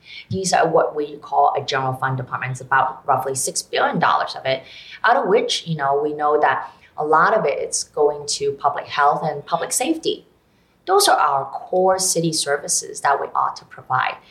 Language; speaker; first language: English; non-native, local second language; Cantonese